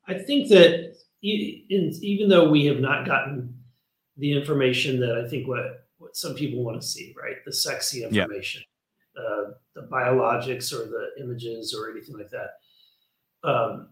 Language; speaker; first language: English; native; English